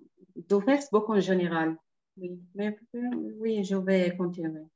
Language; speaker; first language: French; non-native, fluent; Arabic